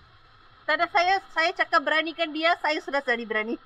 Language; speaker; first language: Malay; non-native, local second language; Tamil